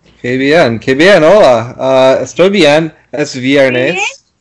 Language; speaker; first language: Spanish; non-native, learner; English